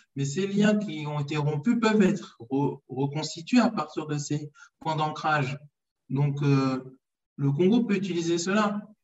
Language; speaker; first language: French; early bilingual, other home language; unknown